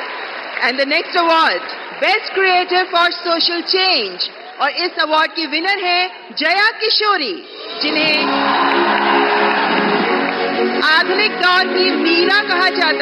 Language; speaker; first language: Hindi; native; Hindi